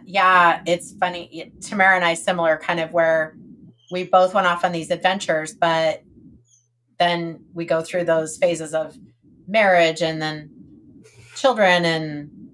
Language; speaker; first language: English; native; English